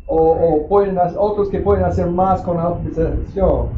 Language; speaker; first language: Spanish; non-native, fluent; English